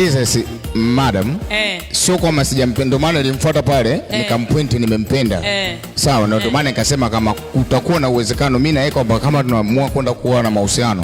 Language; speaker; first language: Swahili; native; Swahili